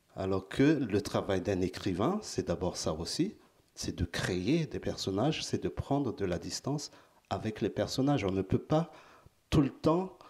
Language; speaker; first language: French; non-native, local second language; Malagasy